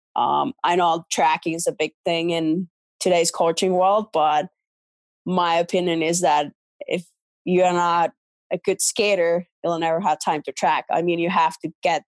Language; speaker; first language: English; non-native, fluent; Finnish